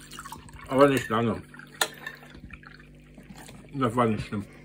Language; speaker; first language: German; native; German